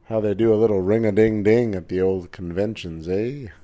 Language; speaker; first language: English; native; English